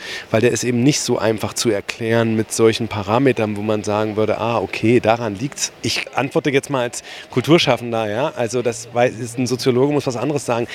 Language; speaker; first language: German; native; German